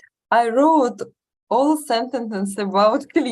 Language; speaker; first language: English; non-native, learner; Russian